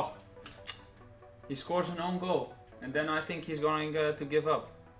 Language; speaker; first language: English; non-native, fluent; Dutch